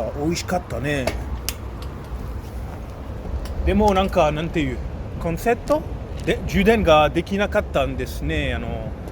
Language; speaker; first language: Japanese; non-native, learner; French